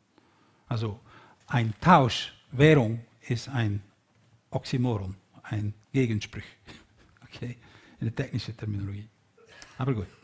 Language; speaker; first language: German; non-native, learner; Dutch